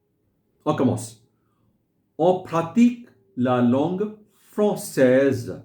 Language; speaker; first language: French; non-native, fluent; Hindi